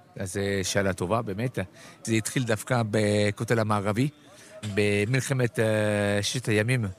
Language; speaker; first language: Hebrew; non-native, fluent; French